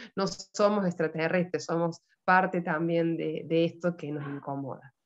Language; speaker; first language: Spanish; native; Spanish